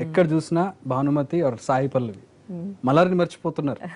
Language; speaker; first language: Telugu; native; Telugu